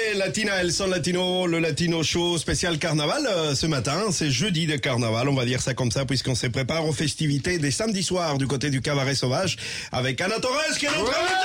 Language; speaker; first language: French; native; French